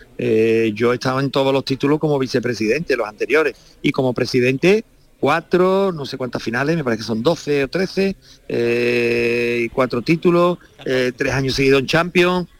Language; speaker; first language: Spanish; native; Spanish